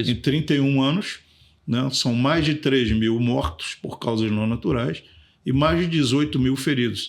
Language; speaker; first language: Portuguese; native; Portuguese